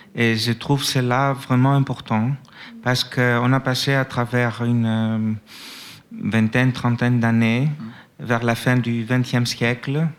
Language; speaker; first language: French; non-native, fluent; Greek